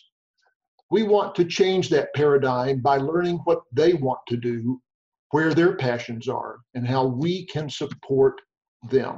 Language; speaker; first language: English; native; English